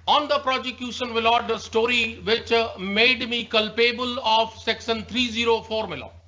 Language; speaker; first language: English; non-native, local second language; Hindi